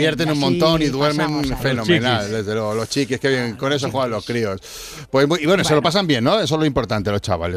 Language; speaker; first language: Spanish; native; Spanish